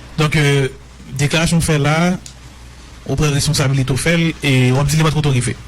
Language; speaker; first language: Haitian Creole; native; Haitian Creole